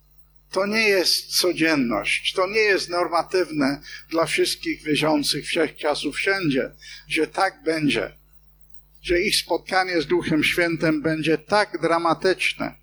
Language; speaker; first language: Polish; non-native, fluent; English